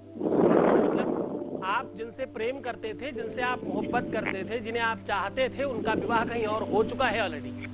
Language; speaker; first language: Hindi; native; Hindi